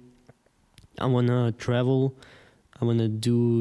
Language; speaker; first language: English; non-native, fluent; Ukrainian